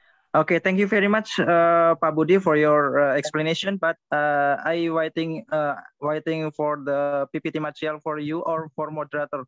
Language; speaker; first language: English; non-native, learner; Indonesian